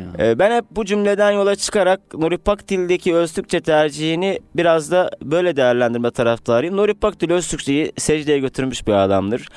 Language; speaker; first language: Turkish; native; Turkish